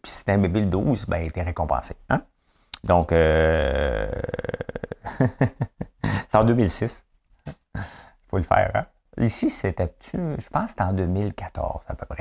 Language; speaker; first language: French; native; French